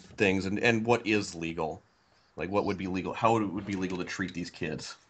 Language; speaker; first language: English; native; English